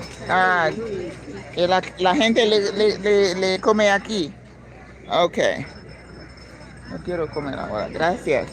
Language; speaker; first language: Spanish; non-native, learner; English